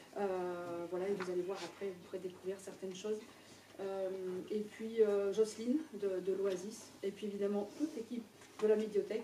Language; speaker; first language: French; native; French